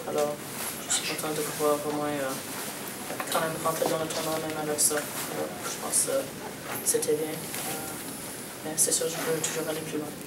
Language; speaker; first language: French; non-native, local second language; English